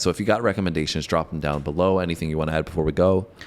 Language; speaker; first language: English; native; English